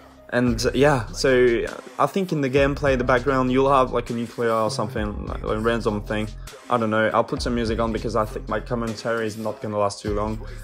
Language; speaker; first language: English; non-native, fluent; French